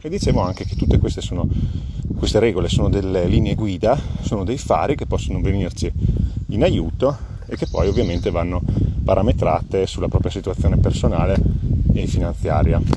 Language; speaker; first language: Italian; native; Italian